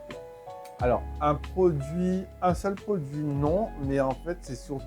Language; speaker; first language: French; native; French